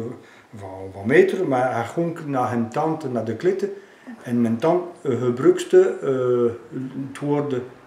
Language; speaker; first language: Dutch; non-native, local second language; French